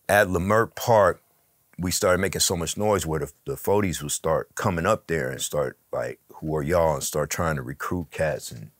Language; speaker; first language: English; native; English